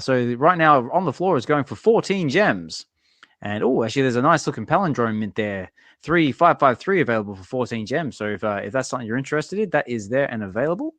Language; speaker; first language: English; native; English